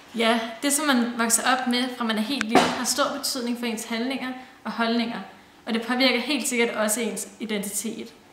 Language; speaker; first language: Danish; native; Danish